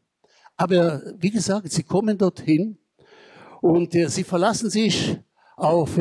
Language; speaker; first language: German; non-native, fluent; Hebrew